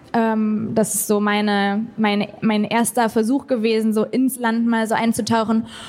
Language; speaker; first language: German; native; German